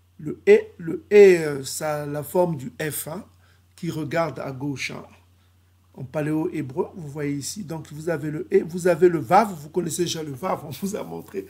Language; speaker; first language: French; non-native, local second language; Kongo